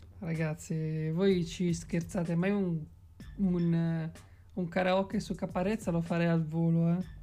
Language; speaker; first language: Italian; native; Italian